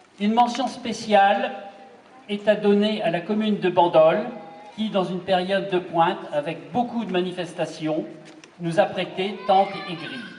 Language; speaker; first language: French; native; French